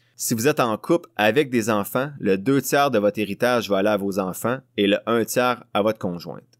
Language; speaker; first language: French; native; French